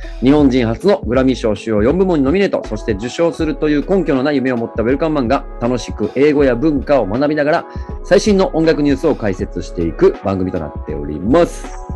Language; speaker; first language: Japanese; native; Japanese